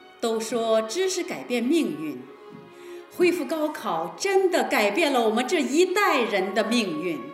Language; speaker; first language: Chinese; native; Chinese